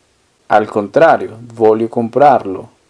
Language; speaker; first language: Italian; non-native, fluent; Spanish